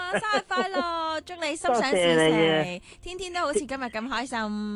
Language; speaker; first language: Cantonese; native; Cantonese